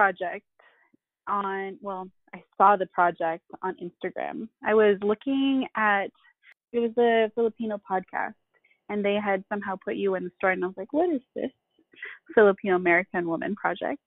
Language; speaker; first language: English; non-native, local second language; Filipino